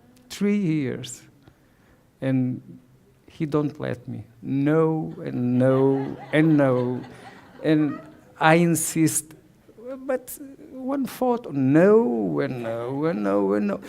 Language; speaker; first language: English; non-native, learner; Portuguese